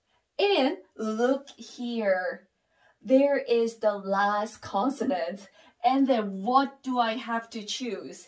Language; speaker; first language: English; non-native, learner; Korean